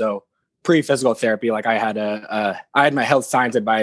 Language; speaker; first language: English; native; English